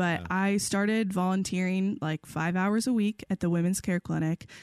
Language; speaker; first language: English; native; English